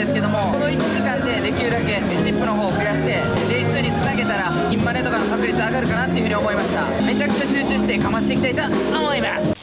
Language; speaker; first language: Japanese; native; Japanese